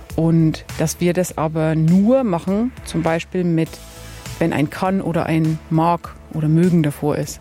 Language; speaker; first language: German; native; German